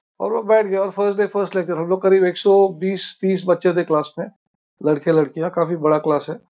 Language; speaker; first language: Hindi; non-native, local second language; Marathi